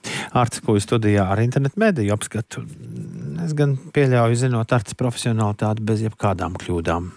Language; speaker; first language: Latvian; native; Latvian